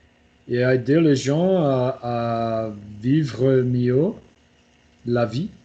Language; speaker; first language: French; non-native, learner; Portuguese